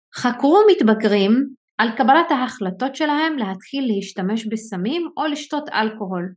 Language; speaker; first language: Hebrew; non-native, local second language; Arabic